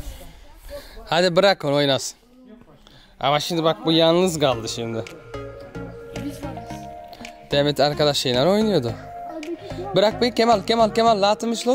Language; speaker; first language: Turkish; early bilingual, heritage; Turkish